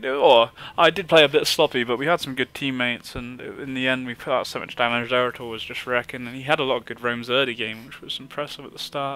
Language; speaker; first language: English; native; English